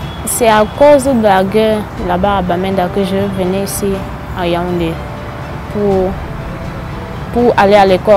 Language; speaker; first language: French; non-native, local second language; English